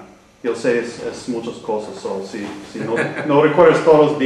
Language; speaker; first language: Spanish; non-native, learner; English